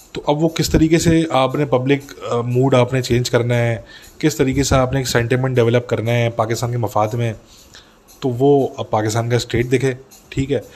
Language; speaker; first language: Urdu; native; Urdu